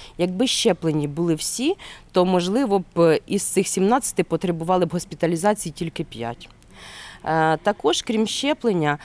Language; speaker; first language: Ukrainian; native; Ukrainian